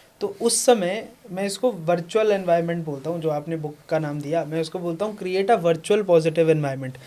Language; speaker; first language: Hindi; native; Hindi